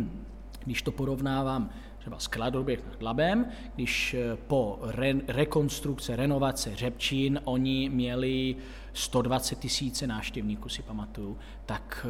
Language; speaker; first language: Czech; non-native, fluent; Italian